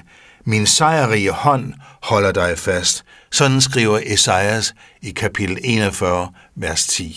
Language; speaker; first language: Danish; native; Danish